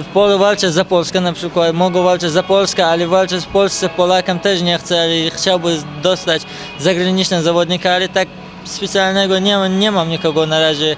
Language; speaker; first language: Polish; non-native, fluent; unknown